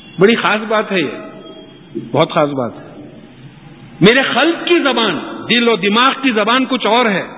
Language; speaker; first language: Urdu; native; Urdu